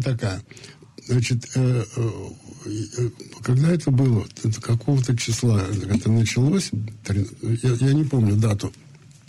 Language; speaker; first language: Russian; native; Russian